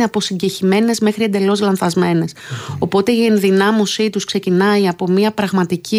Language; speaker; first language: Greek; native; Greek